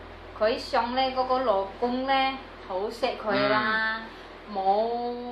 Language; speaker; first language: Cantonese; non-native, learner; Indonesian